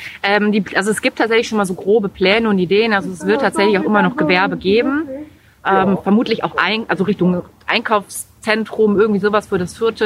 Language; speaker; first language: German; native; German